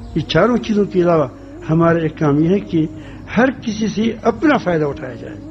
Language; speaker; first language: Urdu; non-native, local second language; Pashto